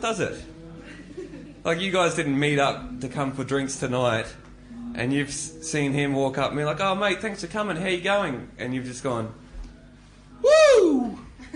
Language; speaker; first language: English; native; English